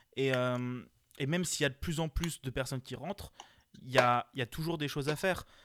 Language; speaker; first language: French; native; French